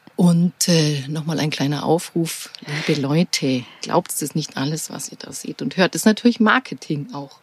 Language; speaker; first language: German; native; German